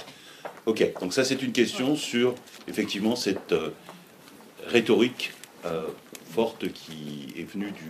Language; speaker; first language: French; native; French